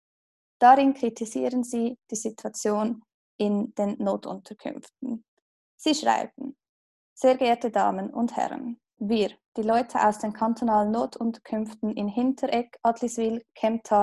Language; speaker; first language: German; native; German